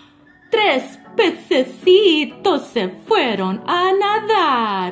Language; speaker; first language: Spanish; non-native, fluent; English